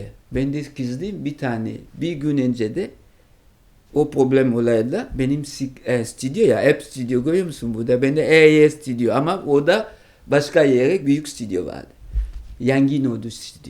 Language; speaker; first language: Turkish; non-native, learner; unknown